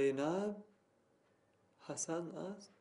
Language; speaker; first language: Persian; non-native, learner; Arabic